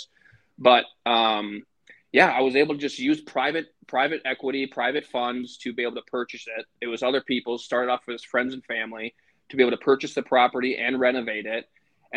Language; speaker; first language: English; native; English